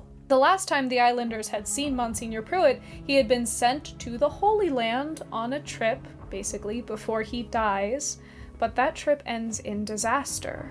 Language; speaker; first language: English; native; English